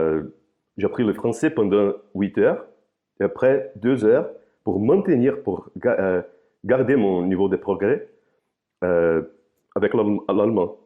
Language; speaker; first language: French; non-native, fluent; Portuguese